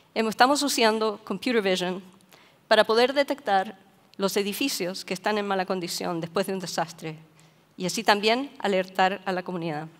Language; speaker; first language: Spanish; native; Spanish